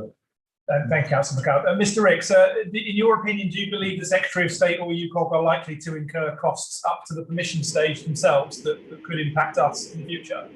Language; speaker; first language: English; native; English